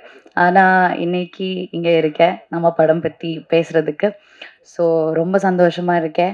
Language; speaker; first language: Tamil; non-native, learner; Malayalam